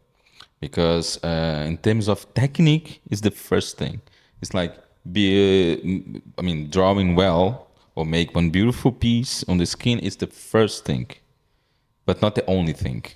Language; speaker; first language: English; non-native, fluent; Portuguese